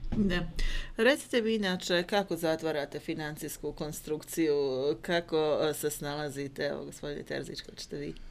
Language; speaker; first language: Croatian; native; Croatian